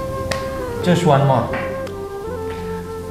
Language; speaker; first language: English; non-native, learner; Indonesian